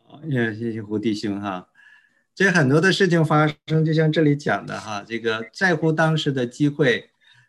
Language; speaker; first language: Chinese; native; Chinese